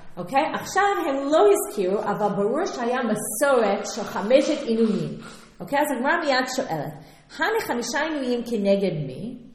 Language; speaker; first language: Hebrew; non-native, fluent; English